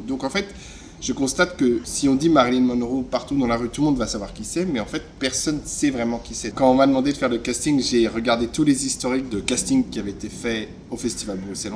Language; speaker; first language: French; native; French